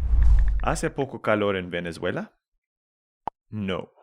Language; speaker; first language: Spanish; non-native, learner; English